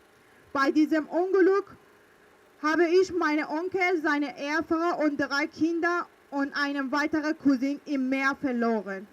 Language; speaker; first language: German; early bilingual, other home language; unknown